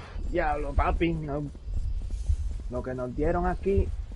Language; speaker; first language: Spanish; native; Spanish